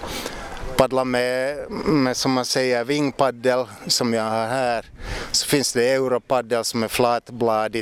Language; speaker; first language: Swedish; native; Swedish